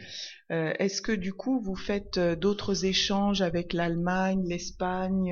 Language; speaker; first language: French; native; French